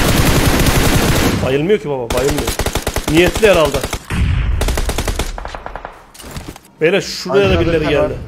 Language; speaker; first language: Turkish; native; Turkish